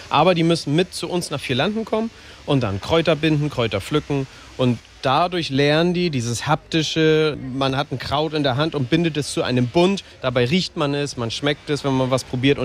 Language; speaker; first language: German; native; German